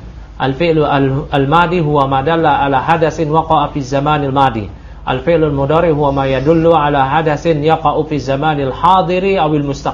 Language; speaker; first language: Arabic; non-native, fluent; Indonesian